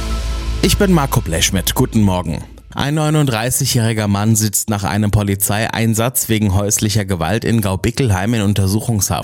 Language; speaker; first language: German; native; German